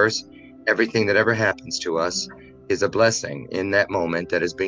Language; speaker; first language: English; native; English